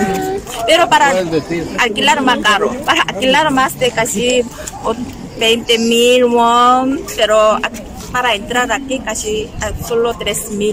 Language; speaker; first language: Spanish; non-native, learner; Korean